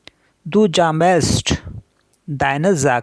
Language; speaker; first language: German; non-native, learner; Hindi